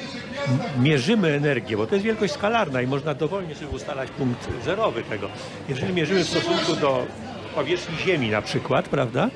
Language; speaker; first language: Polish; native; Polish